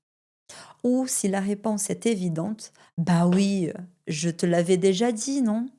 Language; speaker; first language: French; non-native, fluent; Portuguese